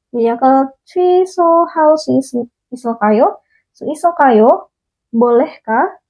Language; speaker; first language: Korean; non-native, fluent; Indonesian